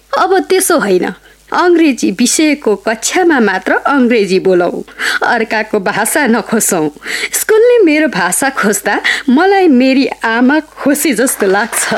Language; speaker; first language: Nepali; native; Nepali